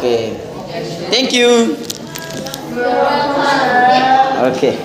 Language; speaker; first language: English; non-native, learner; Indonesian